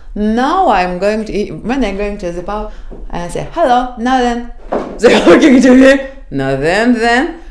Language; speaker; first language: English; non-native, fluent; Russian